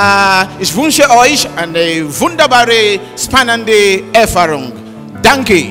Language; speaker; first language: German; non-native, learner; Yoruba